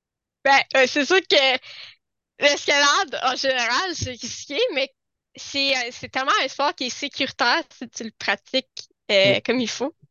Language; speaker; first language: French; native; French